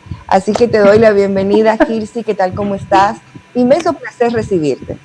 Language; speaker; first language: Spanish; native; Spanish